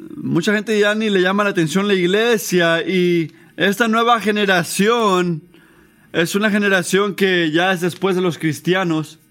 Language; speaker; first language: Spanish; non-native, fluent; English